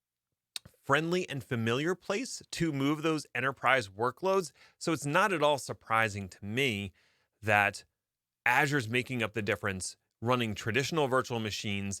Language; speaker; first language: English; native; English